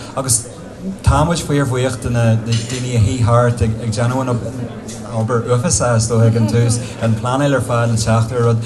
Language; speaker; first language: Irish; non-native, fluent; English